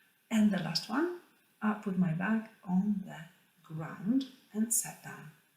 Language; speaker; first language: English; non-native, fluent; Polish